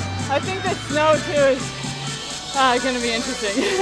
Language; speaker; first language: English; native; English